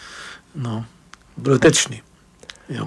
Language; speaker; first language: Polish; non-native, fluent; Arabic